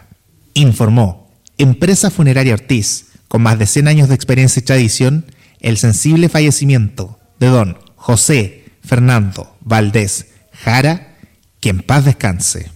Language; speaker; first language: Spanish; native; Spanish